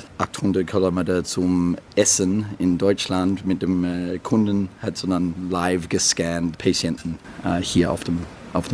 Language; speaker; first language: German; non-native, learner; English